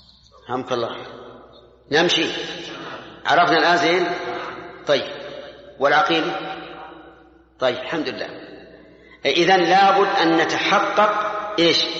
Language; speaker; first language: Arabic; native; Arabic